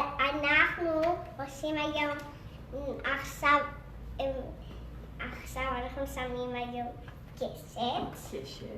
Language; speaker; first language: Hebrew; early bilingual, heritage; Hebrew